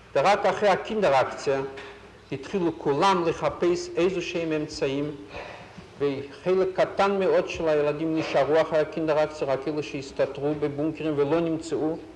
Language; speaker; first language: Hebrew; non-native, fluent; Yiddish